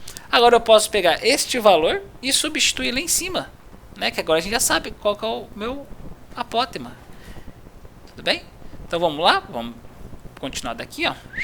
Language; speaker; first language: Portuguese; native; Portuguese